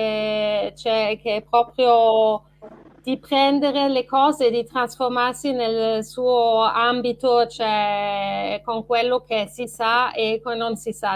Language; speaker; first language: Italian; non-native, fluent; French